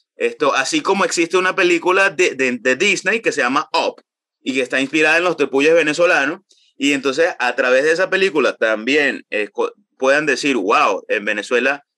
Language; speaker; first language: Spanish; native; Spanish